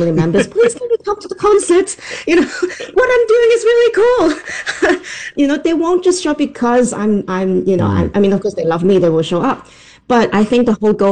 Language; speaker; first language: English; non-native, local second language; Cantonese